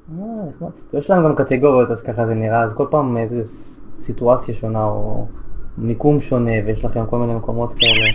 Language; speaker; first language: Hebrew; native; Hebrew